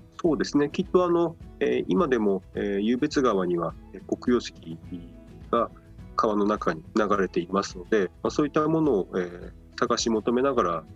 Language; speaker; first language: Japanese; native; Japanese